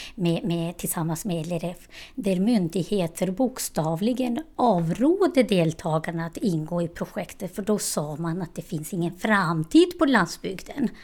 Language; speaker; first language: Swedish; non-native, fluent; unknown